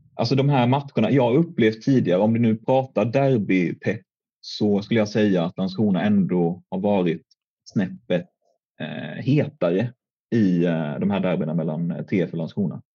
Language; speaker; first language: Swedish; native; Swedish